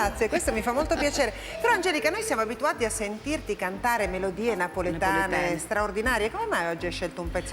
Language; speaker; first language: Italian; native; Italian